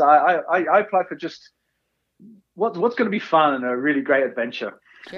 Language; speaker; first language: English; native; English